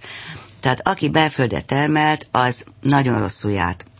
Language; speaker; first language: Hungarian; native; Hungarian